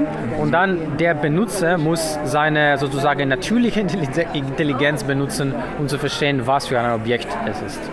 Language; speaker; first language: German; non-native, learner; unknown